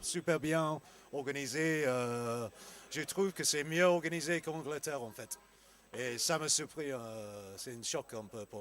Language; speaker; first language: French; non-native, learner; English